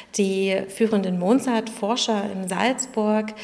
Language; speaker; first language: German; native; German